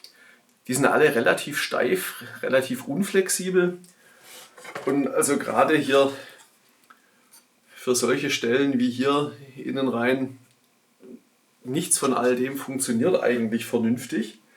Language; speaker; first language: German; native; German